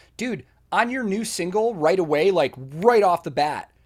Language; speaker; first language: English; native; English